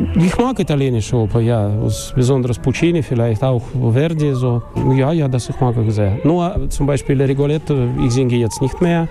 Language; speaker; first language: German; non-native, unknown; Russian